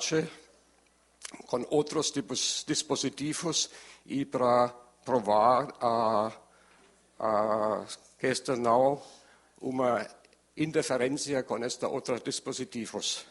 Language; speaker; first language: Portuguese; non-native, learner; German